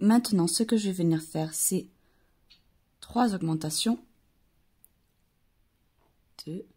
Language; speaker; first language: French; native; French